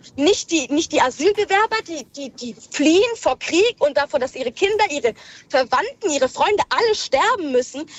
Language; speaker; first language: German; early bilingual, other home language; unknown